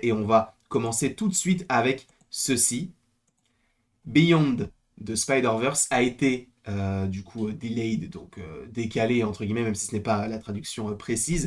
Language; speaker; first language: French; native; French